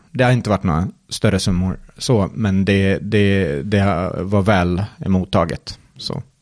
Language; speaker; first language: Swedish; early bilingual, other home language; Serbian